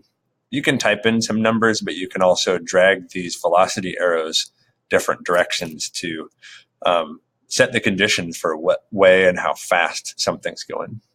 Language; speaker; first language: English; native; English